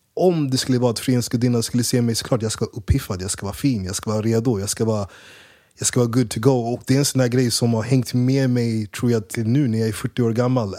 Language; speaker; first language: Swedish; early bilingual, other home language; English